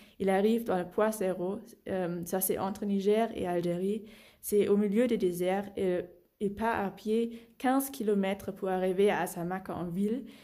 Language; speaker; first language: French; non-native, fluent; German